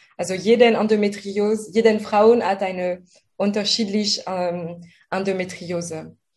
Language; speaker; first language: German; non-native, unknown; French